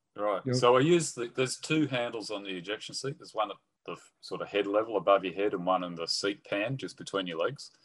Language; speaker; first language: English; native; English